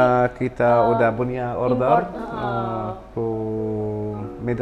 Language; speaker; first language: Indonesian; non-native, learner; Arabic